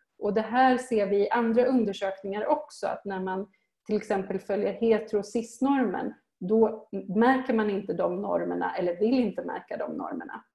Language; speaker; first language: Swedish; native; Swedish